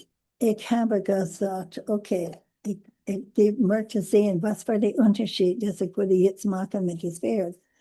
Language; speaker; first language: German; non-native, learner; English